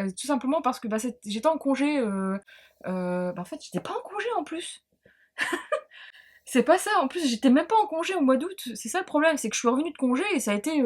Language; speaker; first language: French; native; French